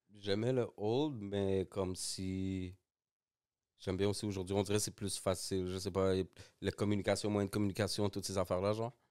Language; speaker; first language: French; early bilingual, other home language; Spanish